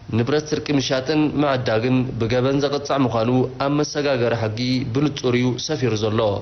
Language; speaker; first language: Tigrinya; native; Tigrinya